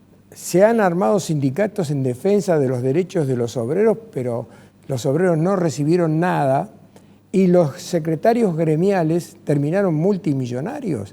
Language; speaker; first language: Spanish; native; Spanish